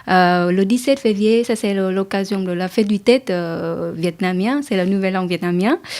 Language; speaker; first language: French; non-native, learner; Vietnamese